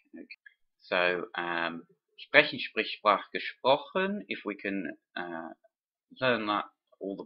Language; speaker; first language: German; non-native, fluent; English